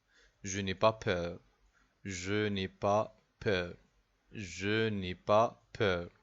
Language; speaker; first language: French; non-native, fluent; Arabic